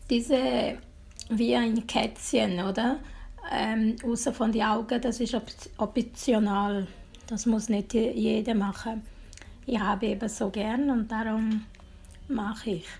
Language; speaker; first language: German; non-native, learner; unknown